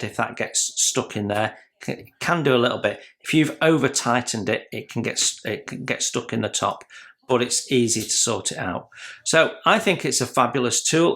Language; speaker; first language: English; native; English